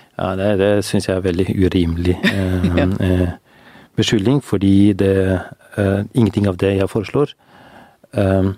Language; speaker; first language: Norwegian; non-native, fluent; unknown